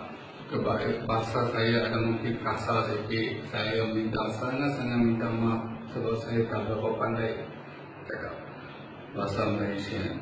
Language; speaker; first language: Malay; non-native, learner; Bangla